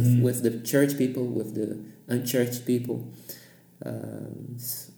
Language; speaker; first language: English; non-native, fluent; Portuguese